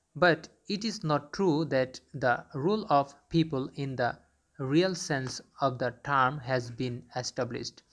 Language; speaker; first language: English; non-native, local second language; Bangla